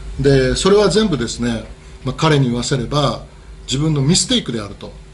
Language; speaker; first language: Japanese; native; Japanese